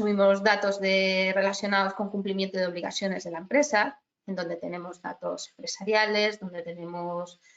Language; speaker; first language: Spanish; native; Spanish